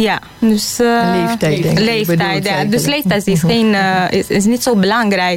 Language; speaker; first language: Dutch; non-native, learner; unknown